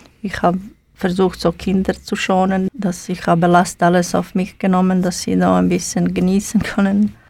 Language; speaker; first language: German; non-native, learner; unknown